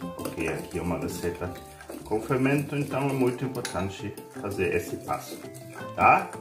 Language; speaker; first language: Portuguese; non-native, learner; German